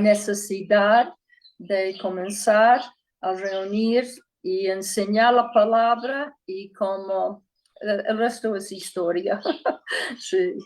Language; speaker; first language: Spanish; non-native, fluent; English